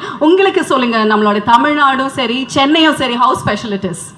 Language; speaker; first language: Tamil; native; Tamil